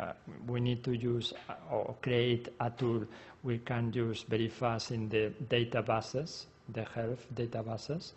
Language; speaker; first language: English; non-native, learner; Spanish